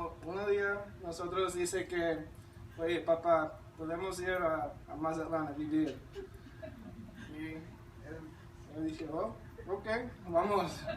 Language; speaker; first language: Spanish; non-native, learner; English